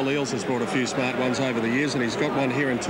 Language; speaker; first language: English; native; English